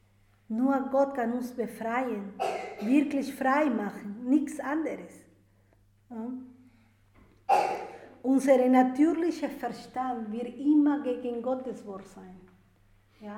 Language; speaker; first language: German; non-native, fluent; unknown